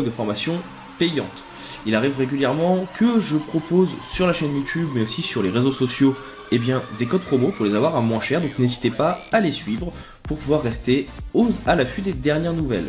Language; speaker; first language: French; native; French